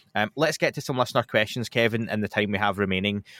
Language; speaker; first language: English; native; English